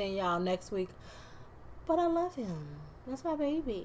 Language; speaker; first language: English; native; English